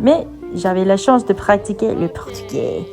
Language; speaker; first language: French; non-native, fluent; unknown